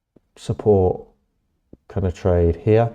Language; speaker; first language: English; native; English